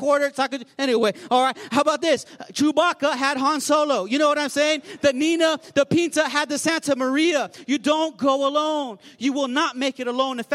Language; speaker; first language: English; native; English